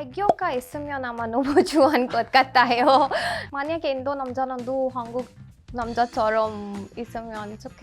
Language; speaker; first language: Korean; non-native, learner; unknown